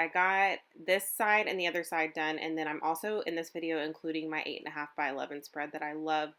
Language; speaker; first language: English; native; English